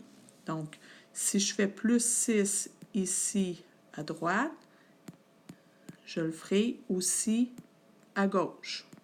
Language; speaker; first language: French; native; French